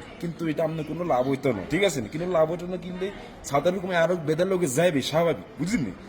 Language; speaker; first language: Bangla; non-native, learner; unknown